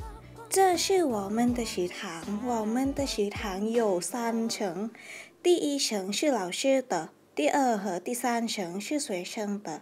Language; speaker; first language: Chinese; non-native, learner; Thai